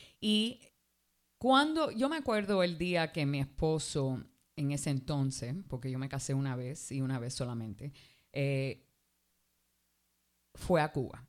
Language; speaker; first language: Spanish; early bilingual, heritage; Spanish